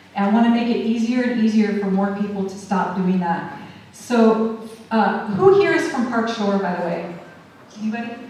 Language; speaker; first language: English; native; English